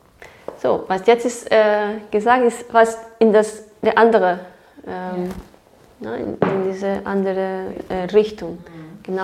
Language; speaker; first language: German; non-native, fluent; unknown